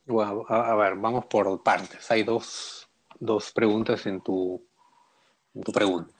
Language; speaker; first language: Spanish; native; Spanish